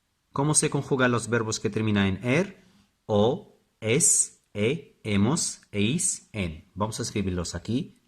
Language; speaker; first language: Spanish; non-native, fluent; Arabic